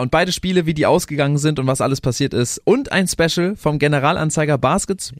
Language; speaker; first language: German; native; German